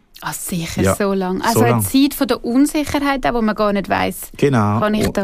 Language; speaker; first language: German; native; German